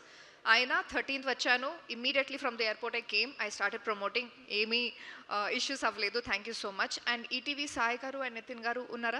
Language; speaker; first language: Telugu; non-native, local second language; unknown